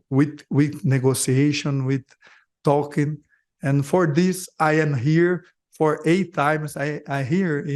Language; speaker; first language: English; non-native, learner; Portuguese